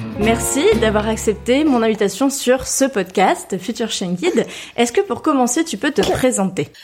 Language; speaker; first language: French; native; French